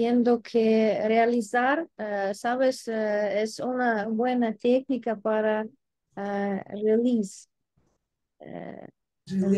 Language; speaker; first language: Spanish; non-native, learner; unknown